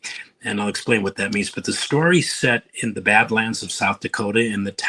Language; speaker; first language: English; native; English